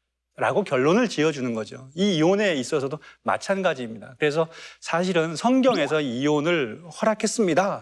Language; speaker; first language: Korean; native; Korean